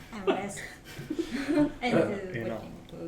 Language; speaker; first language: English; non-native, learner; Japanese